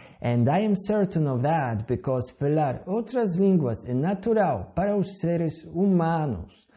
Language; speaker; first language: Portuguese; non-native, fluent; Polish